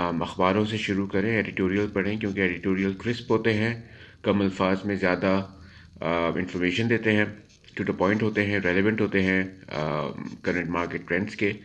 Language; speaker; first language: Urdu; native; Urdu